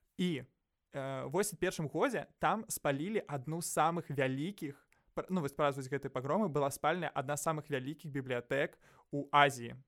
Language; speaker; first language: Belarusian; native; Belarusian